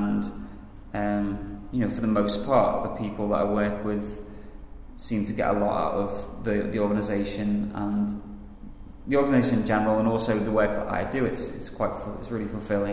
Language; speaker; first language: English; native; English